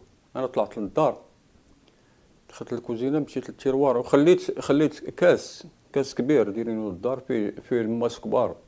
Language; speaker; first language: Arabic; native; Arabic